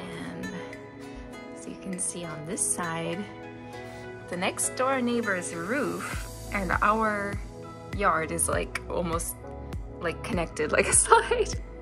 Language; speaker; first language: English; native; English